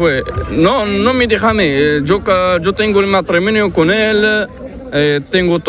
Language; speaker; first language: Spanish; non-native, learner; Arabic